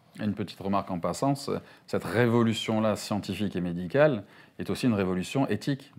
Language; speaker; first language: French; native; French